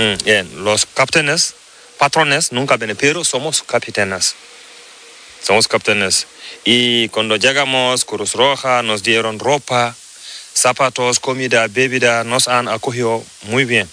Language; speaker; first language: Spanish; non-native, learner; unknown